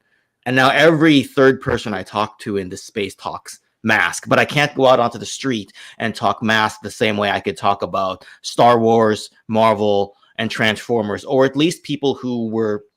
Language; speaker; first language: English; native; English